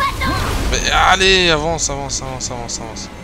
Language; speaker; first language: French; native; French